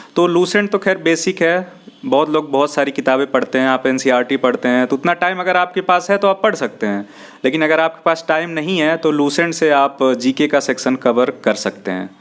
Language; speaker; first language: Hindi; native; Hindi